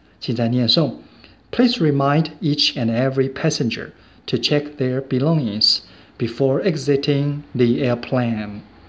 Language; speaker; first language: English; non-native, fluent; Chinese